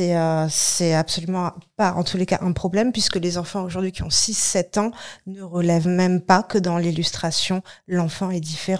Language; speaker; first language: French; native; French